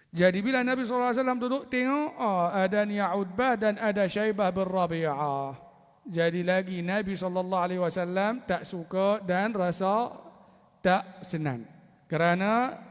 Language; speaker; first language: Malay; non-native, fluent; Arabic